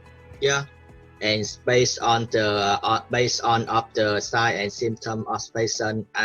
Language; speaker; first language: English; non-native, learner; Vietnamese